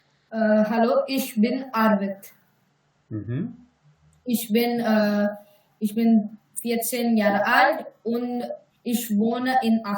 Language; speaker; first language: German; non-native, learner; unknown